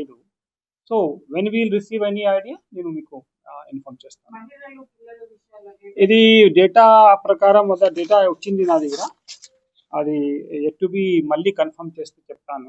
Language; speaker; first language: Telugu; non-native, local second language; Urdu